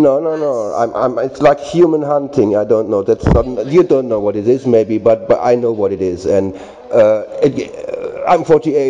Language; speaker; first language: English; non-native, learner; German